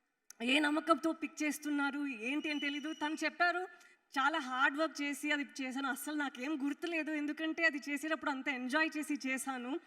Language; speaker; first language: Telugu; non-native, fluent; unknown